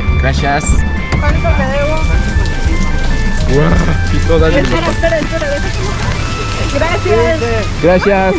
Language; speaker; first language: Spanish; non-native, learner; Korean